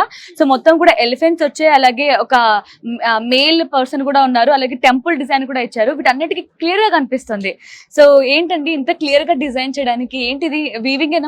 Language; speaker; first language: Telugu; native; Telugu